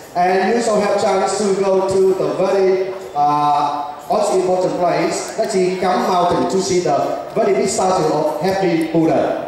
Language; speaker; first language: English; non-native, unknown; Vietnamese